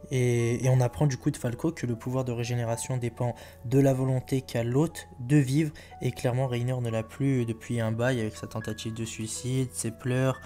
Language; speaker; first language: French; native; French